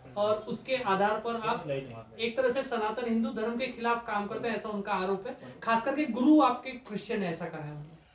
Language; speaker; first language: Hindi; non-native, local second language; Marathi